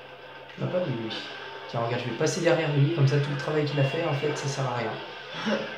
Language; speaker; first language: French; native; French